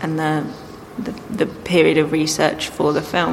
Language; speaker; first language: English; native; English